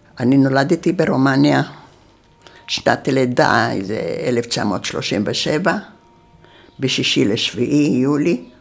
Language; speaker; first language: Hebrew; early bilingual, other home language; Yiddish